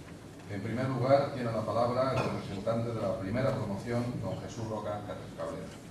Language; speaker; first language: Spanish; native; Spanish